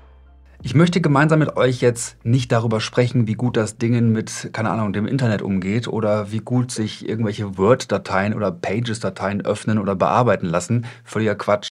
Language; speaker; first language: German; native; German